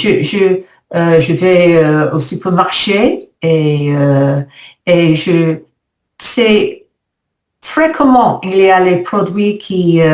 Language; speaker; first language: French; non-native, learner; English